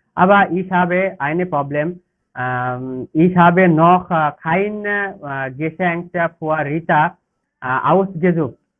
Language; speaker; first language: German; non-native, learner; Bangla